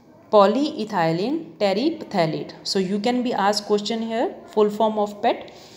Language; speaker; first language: English; non-native, local second language; Hindi